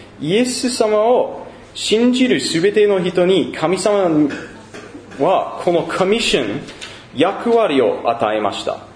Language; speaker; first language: Japanese; non-native, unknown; English